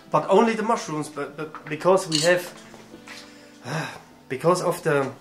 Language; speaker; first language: English; non-native, learner; German